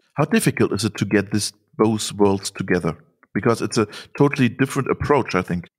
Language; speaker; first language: English; non-native, fluent; German